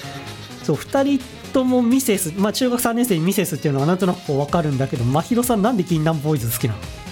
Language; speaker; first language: Japanese; native; Japanese